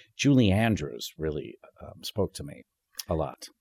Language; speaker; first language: English; native; English